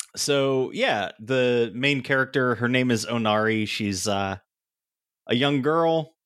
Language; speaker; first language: English; native; English